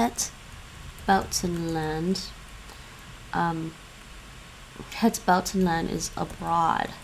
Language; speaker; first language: Dutch; non-native, learner; English